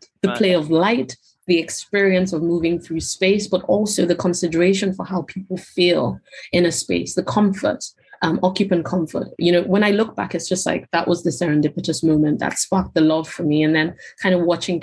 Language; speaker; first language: English; non-native, local second language; Yoruba